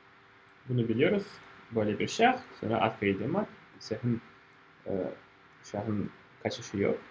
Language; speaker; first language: Turkish; non-native, fluent; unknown